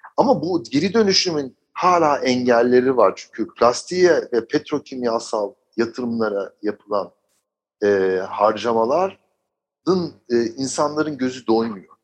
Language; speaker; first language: Turkish; early bilingual, heritage; Turkish